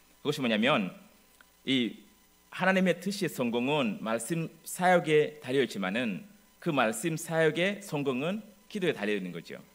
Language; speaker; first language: Korean; non-native, fluent; English